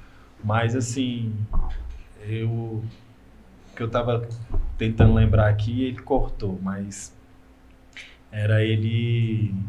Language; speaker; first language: Portuguese; native; Portuguese